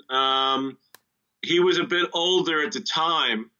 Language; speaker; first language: English; native; English